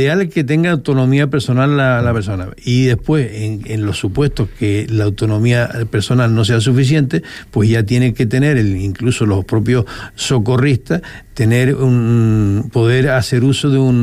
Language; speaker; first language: Spanish; native; Spanish